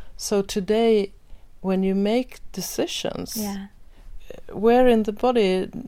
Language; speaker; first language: English; non-native, fluent; Swedish